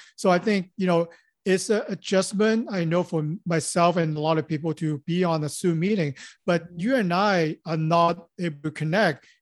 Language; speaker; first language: English; non-native, local second language; Cantonese